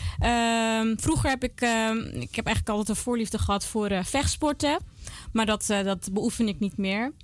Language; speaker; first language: Dutch; native; Dutch